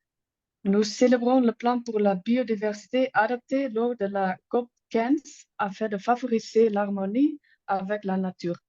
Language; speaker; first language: French; non-native, learner; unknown